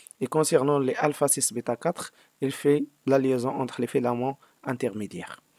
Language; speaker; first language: French; non-native, local second language; Arabic